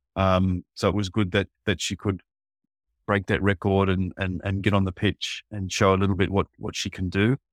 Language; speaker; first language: English; native; English